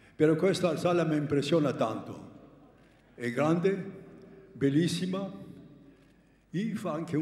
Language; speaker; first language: Italian; non-native, learner; Greek